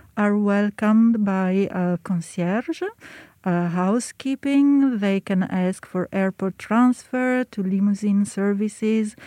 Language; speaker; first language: English; non-native, fluent; Italian